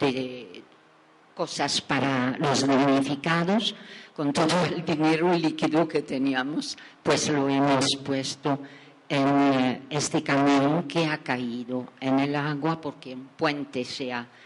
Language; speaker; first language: Spanish; non-native, fluent; French